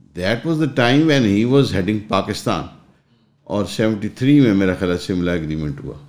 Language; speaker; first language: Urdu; non-native, local second language; Punjabi